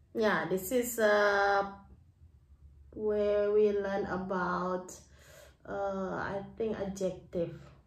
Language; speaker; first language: English; non-native, fluent; Indonesian